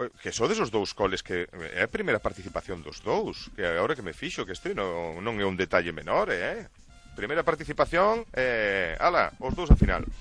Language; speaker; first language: Galician; native; Galician